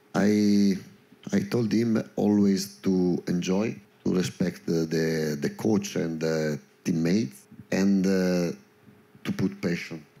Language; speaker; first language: English; non-native, learner; Italian